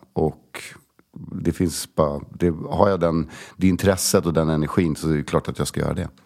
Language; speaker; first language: Swedish; native; Swedish